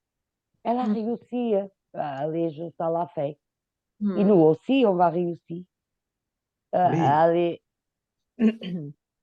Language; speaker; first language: French; non-native, fluent; Portuguese